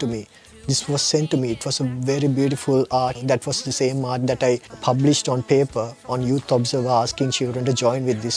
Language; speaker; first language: English; non-native, local second language; Sinhala